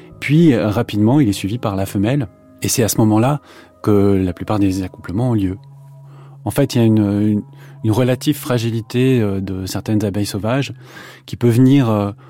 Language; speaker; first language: French; native; French